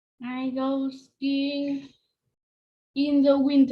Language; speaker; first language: English; non-native, learner; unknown